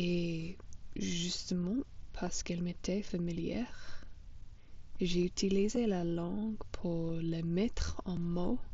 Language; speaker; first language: French; non-native, fluent; English